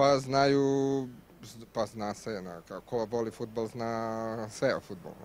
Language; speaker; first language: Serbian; non-native, learner; Italian